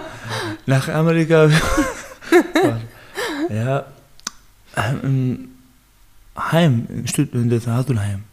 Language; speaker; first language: German; non-native, learner; Baluchi